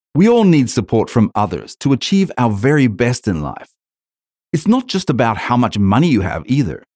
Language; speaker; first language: English; native; English